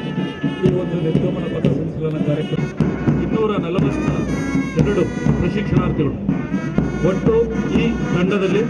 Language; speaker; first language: Kannada; native; Kannada